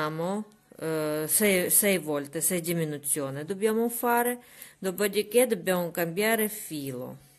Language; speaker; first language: Italian; non-native, learner; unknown